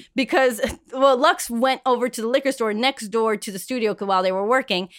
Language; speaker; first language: English; early bilingual, other home language; Spanish